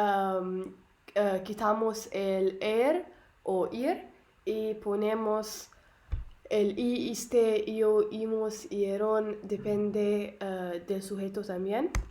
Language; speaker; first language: Spanish; non-native, learner; Arabic